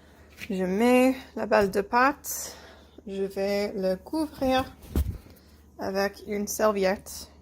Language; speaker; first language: French; non-native, fluent; English